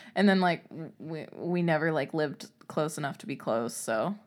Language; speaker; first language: English; native; English